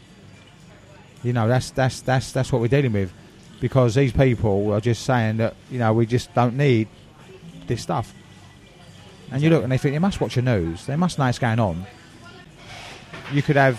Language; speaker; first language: English; native; English